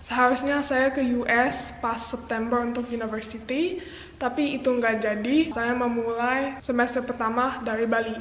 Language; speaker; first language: Indonesian; non-native, local second language; English